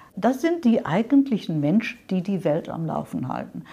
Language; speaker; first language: German; non-native, fluent; English